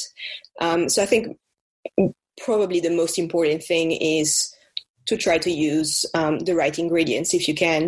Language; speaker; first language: English; non-native, fluent; French